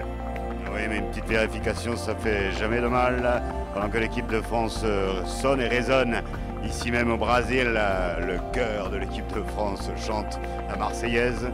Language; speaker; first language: French; native; French